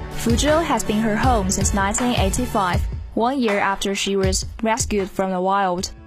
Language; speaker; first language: English; non-native, fluent; Chinese